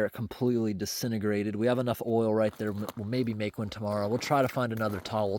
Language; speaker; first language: English; native; English